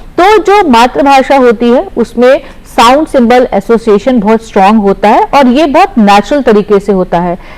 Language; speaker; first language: Hindi; native; Hindi